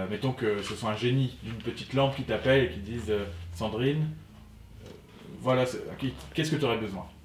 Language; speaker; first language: French; native; French